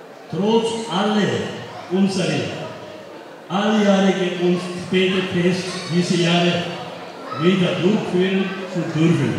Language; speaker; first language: German; non-native, fluent; Tibetan